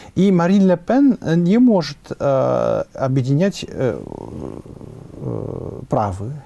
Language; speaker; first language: Russian; non-native, fluent; French